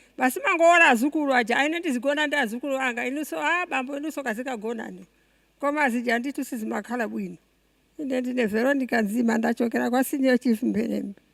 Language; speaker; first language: Nyanja; non-native, local second language; Tumbuka